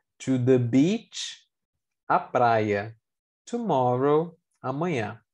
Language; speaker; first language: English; non-native, fluent; Portuguese